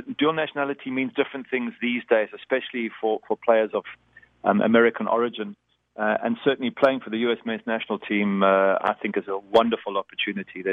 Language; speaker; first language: English; native; English